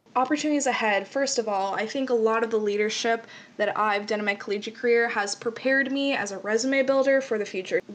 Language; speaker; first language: English; native; English